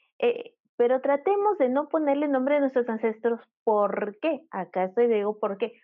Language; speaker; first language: Spanish; native; Spanish